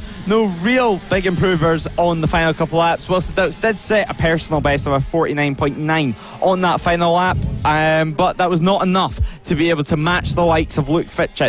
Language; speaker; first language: English; native; English